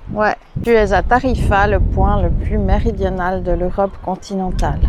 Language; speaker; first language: French; native; French